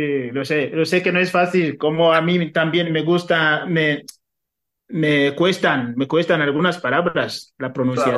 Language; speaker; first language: Spanish; non-native, fluent; Kinyarwanda